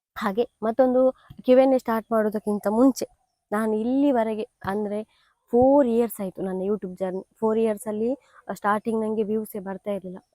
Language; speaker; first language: Kannada; non-native, local second language; Tulu